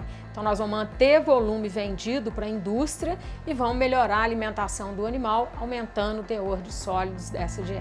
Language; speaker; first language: Portuguese; native; Portuguese